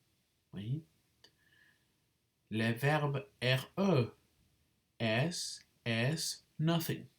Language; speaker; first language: French; non-native, fluent; English